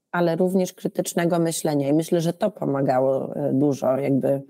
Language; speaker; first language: Polish; early bilingual, heritage; Polish